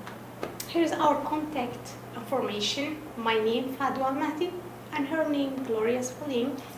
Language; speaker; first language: English; non-native, fluent; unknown